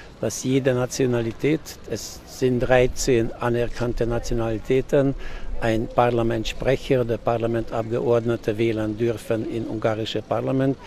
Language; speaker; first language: German; non-native, local second language; Hungarian